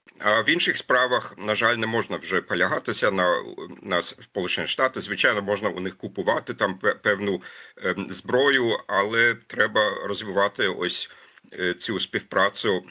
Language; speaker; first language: Ukrainian; non-native, fluent; German